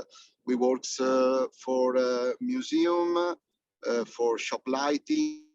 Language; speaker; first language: English; non-native, fluent; Italian